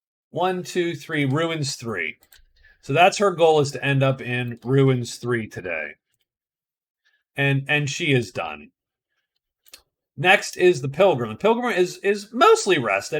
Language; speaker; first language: English; native; English